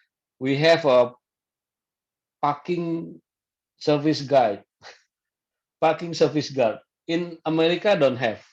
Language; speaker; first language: English; non-native, fluent; Indonesian